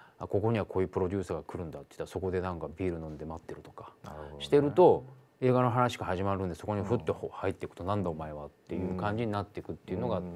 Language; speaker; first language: Japanese; native; Japanese